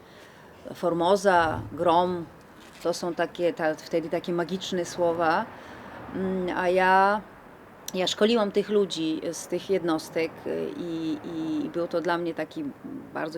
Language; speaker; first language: Polish; non-native, fluent; Bulgarian